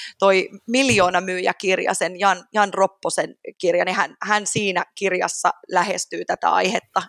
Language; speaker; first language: Finnish; native; Finnish